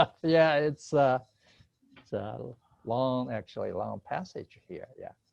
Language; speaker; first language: English; non-native, fluent; Chinese